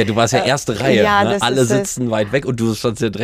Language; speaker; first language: German; native; German